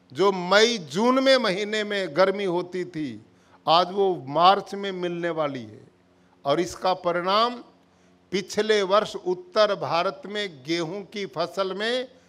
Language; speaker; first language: Hindi; native; Hindi